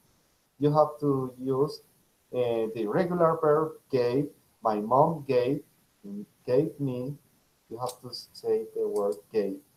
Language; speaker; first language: English; non-native, fluent; Spanish